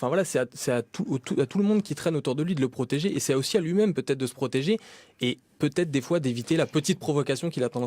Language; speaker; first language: French; native; French